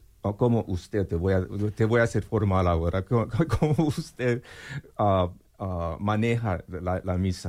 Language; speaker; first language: Spanish; non-native, learner; English